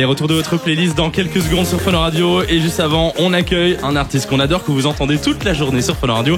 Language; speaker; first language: French; native; French